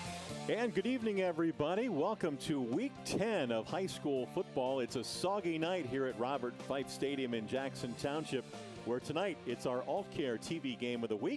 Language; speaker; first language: English; native; English